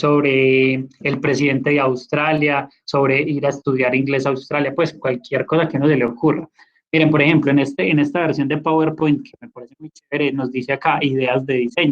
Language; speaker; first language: Spanish; native; Spanish